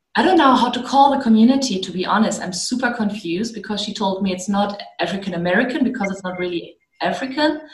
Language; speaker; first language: English; non-native, fluent; German